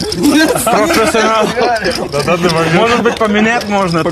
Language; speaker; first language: Russian; non-native, learner; Lithuanian